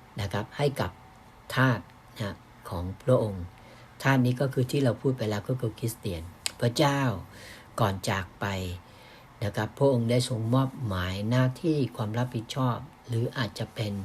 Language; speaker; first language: Thai; native; Thai